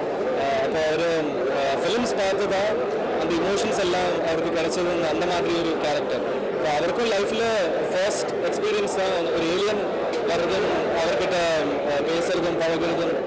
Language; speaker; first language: Tamil; non-native, learner; Malayalam